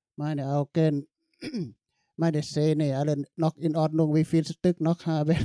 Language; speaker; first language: German; non-native, learner; Thai